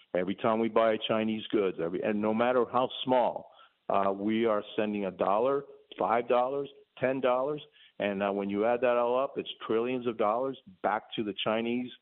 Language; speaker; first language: English; early bilingual, other home language; Spanish